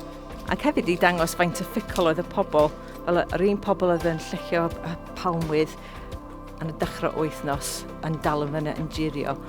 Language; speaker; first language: Welsh; non-native, local second language; English